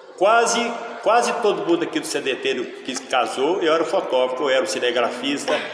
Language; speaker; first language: Portuguese; native; Portuguese